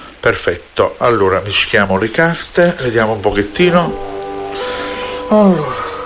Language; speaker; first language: Italian; native; Italian